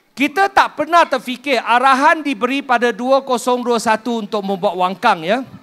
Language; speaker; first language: Malay; non-native, local second language; Min Nan Chinese